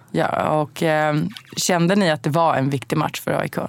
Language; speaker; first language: Swedish; native; Swedish